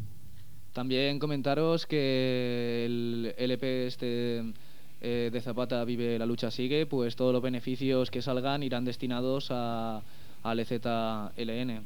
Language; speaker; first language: Spanish; native; Spanish